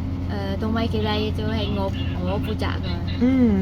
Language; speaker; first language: Cantonese; non-native, learner; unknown